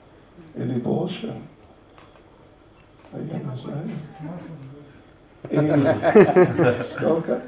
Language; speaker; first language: Russian; non-native, learner; English